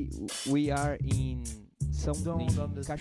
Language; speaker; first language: English; non-native, learner; Portuguese